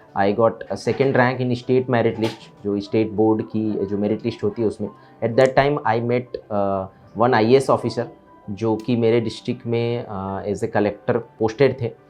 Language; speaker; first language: Hindi; native; Hindi